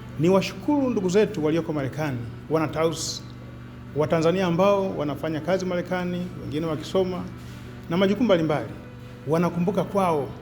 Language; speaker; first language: Swahili; native; Swahili